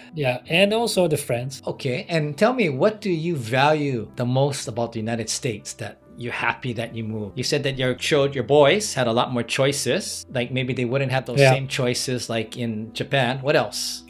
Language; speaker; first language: English; native; English